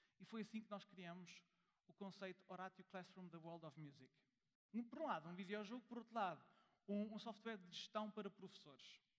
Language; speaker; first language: Portuguese; early bilingual, heritage; German